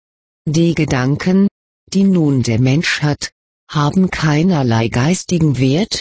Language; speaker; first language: German; native; German